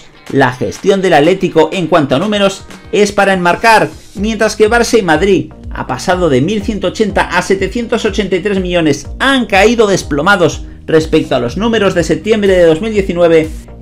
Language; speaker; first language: Spanish; native; Spanish